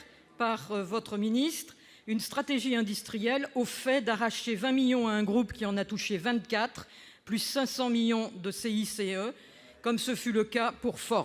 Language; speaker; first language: French; native; French